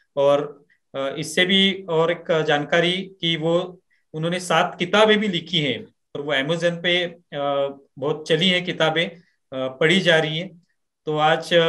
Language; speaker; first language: Hindi; non-native, local second language; Marathi